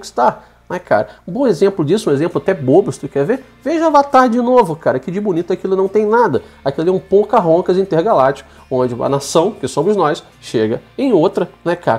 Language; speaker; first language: Portuguese; native; Portuguese